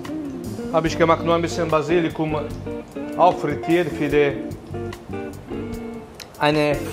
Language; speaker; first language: German; non-native, learner; Italian